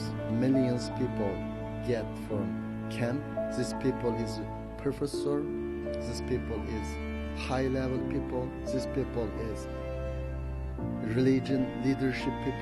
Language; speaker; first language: English; non-native, learner; Uyghur